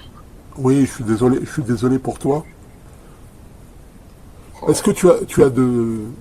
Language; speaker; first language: French; native; French